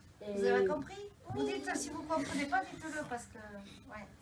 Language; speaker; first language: French; native; French